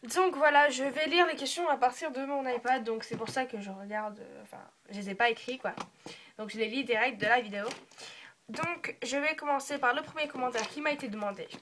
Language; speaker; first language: French; early bilingual, other home language; English